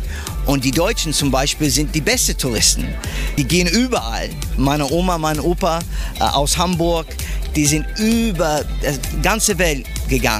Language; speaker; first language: German; non-native, fluent; English